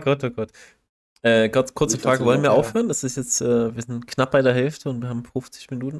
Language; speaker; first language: German; native; German